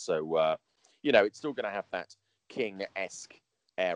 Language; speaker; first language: English; native; English